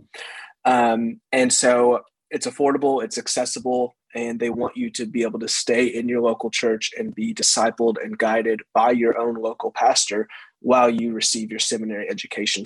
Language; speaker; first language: English; native; English